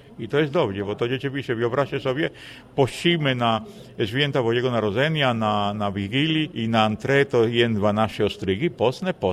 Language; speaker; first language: Polish; non-native, fluent; Spanish